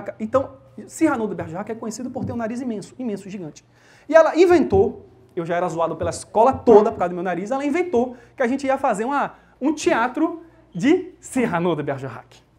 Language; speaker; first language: Portuguese; early bilingual, heritage; Portuguese